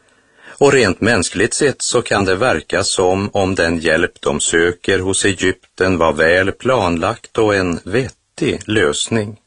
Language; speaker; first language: Swedish; native; Swedish